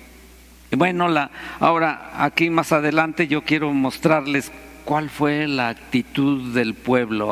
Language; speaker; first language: Spanish; native; Spanish